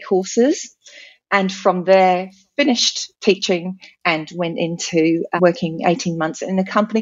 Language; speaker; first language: English; native; English